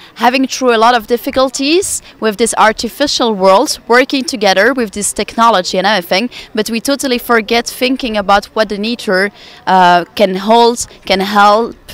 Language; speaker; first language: English; non-native, fluent; Italian